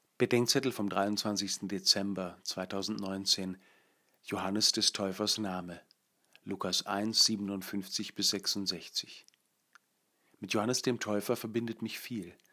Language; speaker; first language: German; native; German